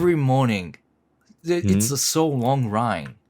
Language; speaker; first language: English; non-native, learner; Japanese